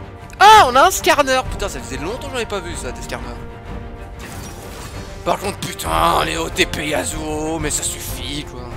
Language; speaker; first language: French; native; French